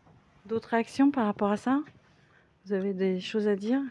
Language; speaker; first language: French; native; French